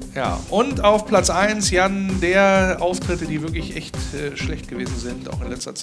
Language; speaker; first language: German; native; German